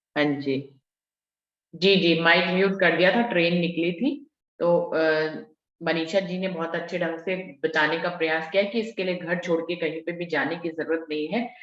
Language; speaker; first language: Hindi; native; Hindi